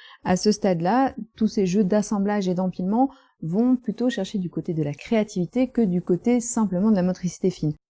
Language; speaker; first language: French; native; French